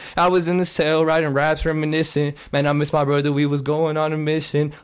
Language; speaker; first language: English; native; English